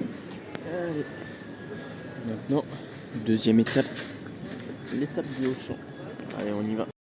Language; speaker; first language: French; native; French